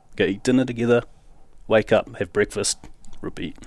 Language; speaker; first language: English; native; English